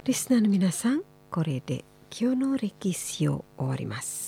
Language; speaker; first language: Japanese; non-native, fluent; Indonesian